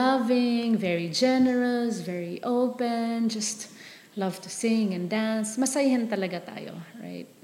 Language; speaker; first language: English; non-native, local second language; Filipino